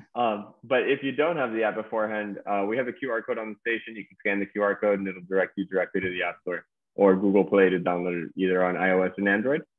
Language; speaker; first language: English; native; English